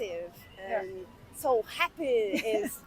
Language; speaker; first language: English; non-native, learner; Portuguese